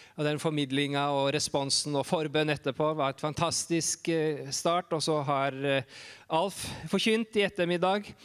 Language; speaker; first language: Norwegian; native; Norwegian